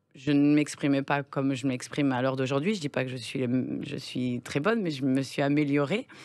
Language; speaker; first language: French; native; French